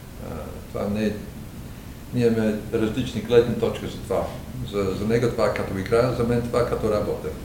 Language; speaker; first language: Bulgarian; non-native, learner; English